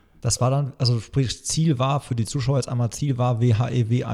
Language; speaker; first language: German; native; German